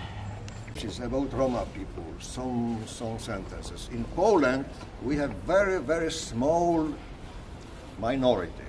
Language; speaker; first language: English; non-native, learner; Polish